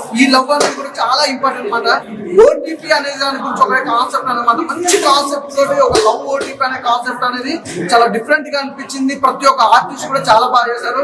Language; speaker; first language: Telugu; native; Telugu